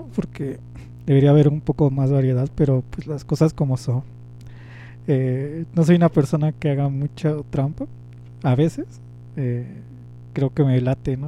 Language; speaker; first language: Spanish; native; Spanish